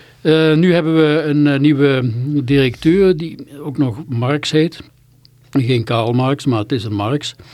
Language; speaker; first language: Dutch; native; Dutch